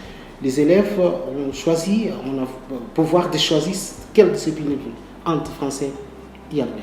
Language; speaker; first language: French; non-native, learner; Portuguese